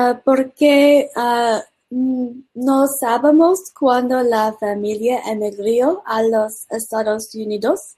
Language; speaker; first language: Spanish; early bilingual, heritage; English